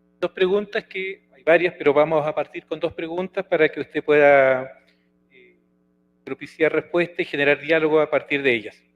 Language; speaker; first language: Spanish; native; Spanish